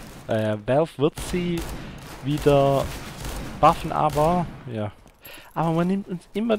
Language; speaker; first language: German; native; German